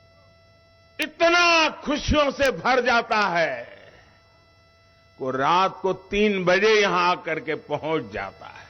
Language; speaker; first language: Hindi; non-native, local second language; Gujarati